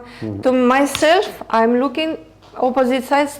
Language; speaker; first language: Hindi; non-native, learner; Greek